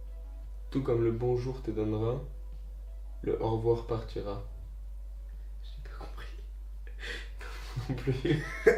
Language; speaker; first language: French; native; French